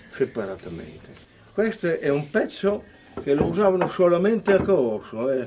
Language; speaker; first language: Italian; native; Italian